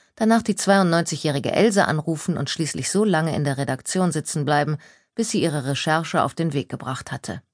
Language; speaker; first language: German; native; German